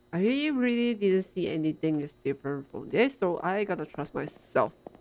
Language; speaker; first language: English; non-native, local second language; Chinese